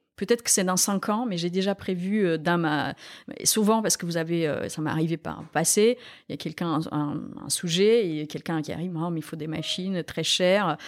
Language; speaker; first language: French; non-native, fluent; Romanian